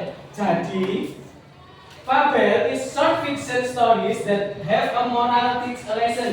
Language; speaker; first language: English; non-native, learner; Indonesian